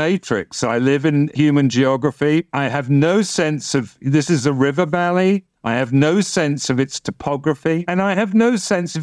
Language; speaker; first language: English; native; English